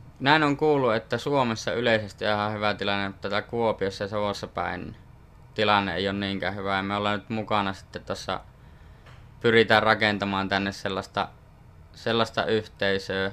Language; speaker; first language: Finnish; native; Finnish